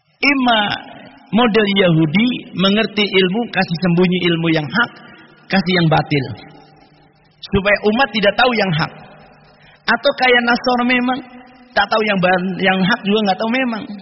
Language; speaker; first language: Indonesian; non-native, local second language; Javanese